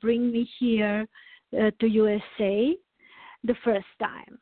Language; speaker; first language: English; non-native, learner; Serbian